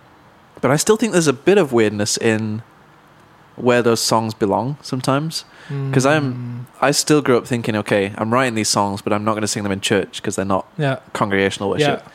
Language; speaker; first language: English; native; English